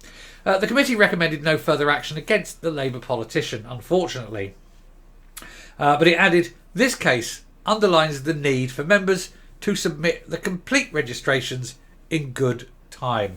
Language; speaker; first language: English; native; English